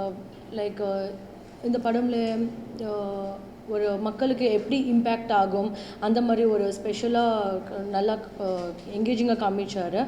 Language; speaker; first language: Tamil; non-native, learner; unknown